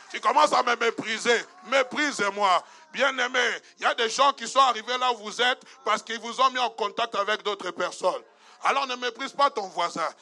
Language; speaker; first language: French; non-native, local second language; Lingala